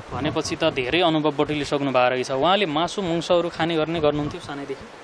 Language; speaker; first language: Nepali; native; Nepali